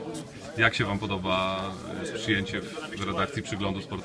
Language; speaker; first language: Polish; native; Polish